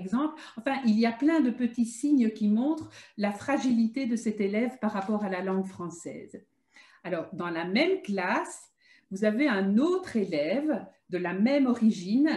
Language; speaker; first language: French; native; French